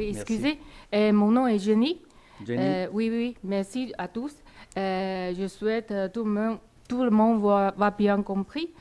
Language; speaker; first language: French; non-native, learner; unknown